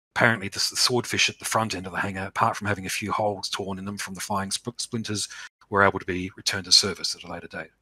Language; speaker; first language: English; native; English